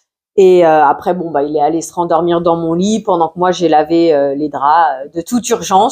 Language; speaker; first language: French; native; French